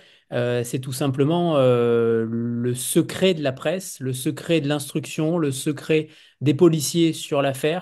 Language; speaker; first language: French; native; French